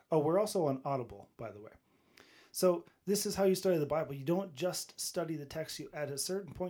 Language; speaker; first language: English; native; English